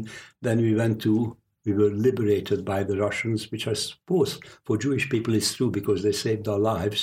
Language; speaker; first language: English; non-native, fluent; Hungarian